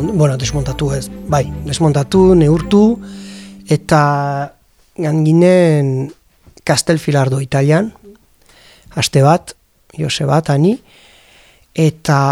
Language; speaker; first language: Basque; non-native, learner; French